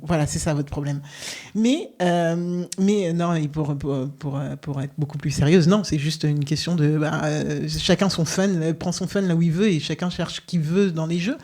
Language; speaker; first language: French; native; French